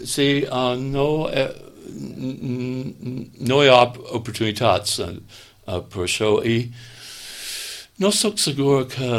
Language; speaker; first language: Catalan; non-native, learner; English